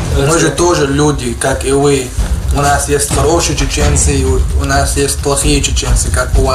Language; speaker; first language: Russian; non-native, local second language; Chechen